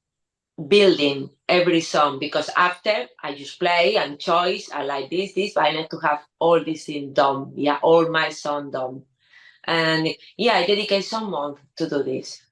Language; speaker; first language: English; non-native, learner; Spanish